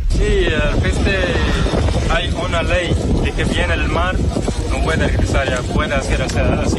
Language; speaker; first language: Spanish; non-native, learner; Arabic